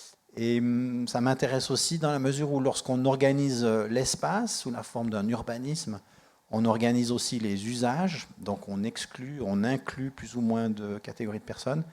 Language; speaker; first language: French; native; French